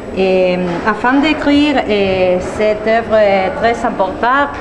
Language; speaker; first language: French; non-native, learner; Spanish